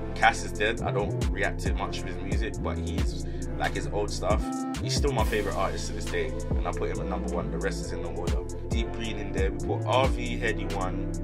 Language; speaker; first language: English; native; English